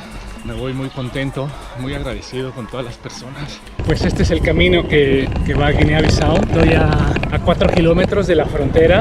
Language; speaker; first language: Spanish; native; Spanish